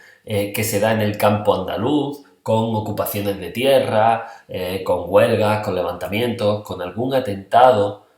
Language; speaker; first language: Spanish; native; Spanish